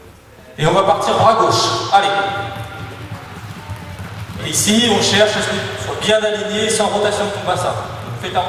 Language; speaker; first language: French; native; French